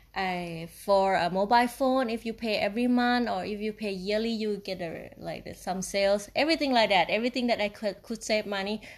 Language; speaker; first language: English; non-native, fluent; Thai